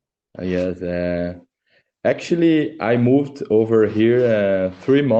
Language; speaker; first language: English; non-native, learner; Portuguese